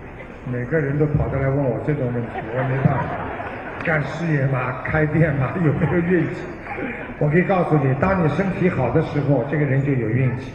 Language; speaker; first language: Chinese; native; Chinese